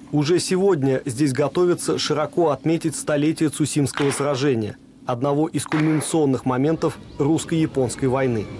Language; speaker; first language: Russian; native; Russian